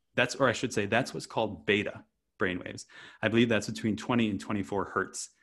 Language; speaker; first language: English; native; English